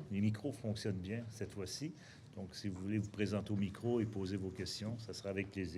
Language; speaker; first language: French; native; French